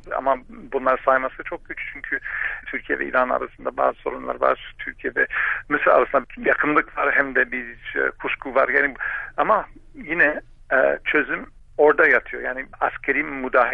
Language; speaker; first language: Turkish; non-native, fluent; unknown